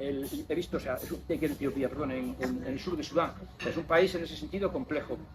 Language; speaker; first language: Spanish; native; Spanish